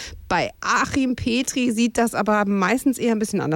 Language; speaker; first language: German; native; German